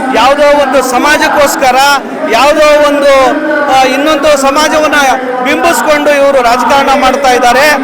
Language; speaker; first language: Kannada; native; Kannada